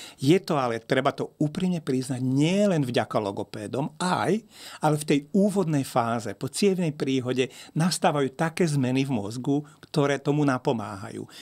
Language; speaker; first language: Slovak; non-native, local second language; Hungarian